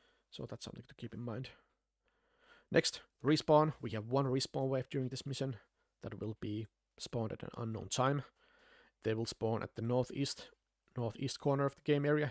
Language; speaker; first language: English; non-native, fluent; Finnish